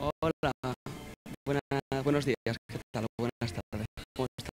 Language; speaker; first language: Spanish; native; Spanish